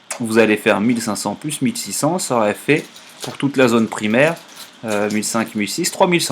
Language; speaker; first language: French; native; French